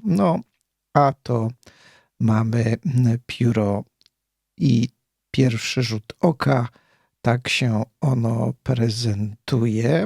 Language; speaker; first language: Polish; native; Polish